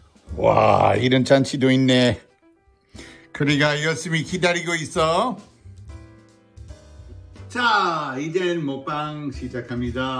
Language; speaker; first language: Korean; non-native, fluent; English